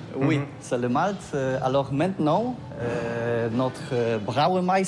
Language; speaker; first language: French; non-native, learner; Polish